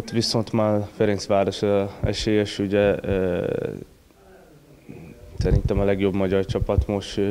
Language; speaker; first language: Hungarian; non-native, learner; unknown